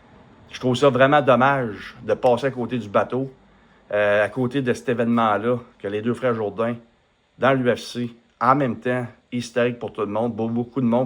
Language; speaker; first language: French; native; French